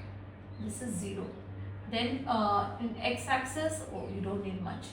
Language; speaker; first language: English; non-native, local second language; Hindi